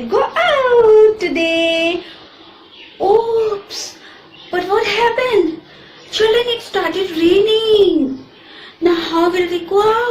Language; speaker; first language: English; non-native, local second language; Hindi